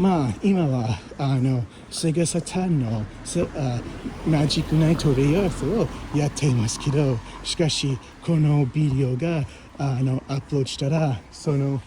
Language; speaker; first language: Japanese; non-native, fluent; English